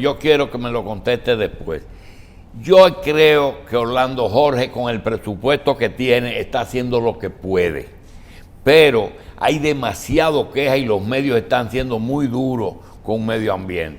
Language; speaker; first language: Spanish; native; Spanish